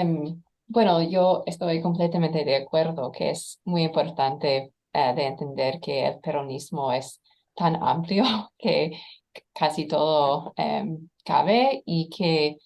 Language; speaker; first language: Spanish; non-native, fluent; English